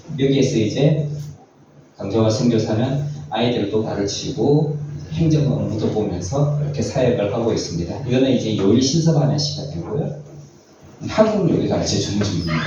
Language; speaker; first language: Korean; native; Korean